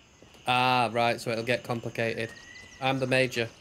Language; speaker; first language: English; native; English